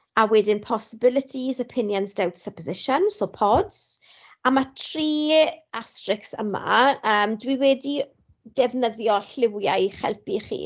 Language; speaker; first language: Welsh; non-native, local second language; English